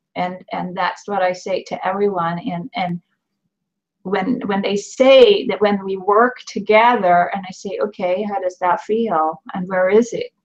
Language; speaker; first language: English; non-native, fluent; Swedish